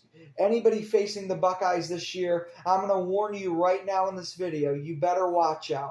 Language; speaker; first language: English; native; English